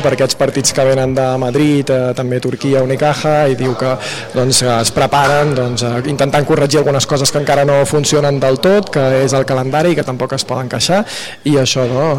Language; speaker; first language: Catalan; native; Catalan